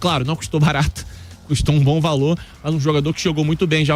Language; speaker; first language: Portuguese; native; Portuguese